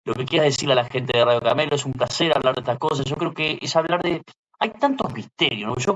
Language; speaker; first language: Spanish; native; Spanish